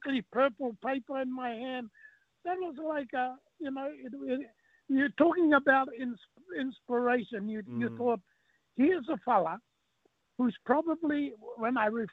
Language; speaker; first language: English; non-native, local second language; Māori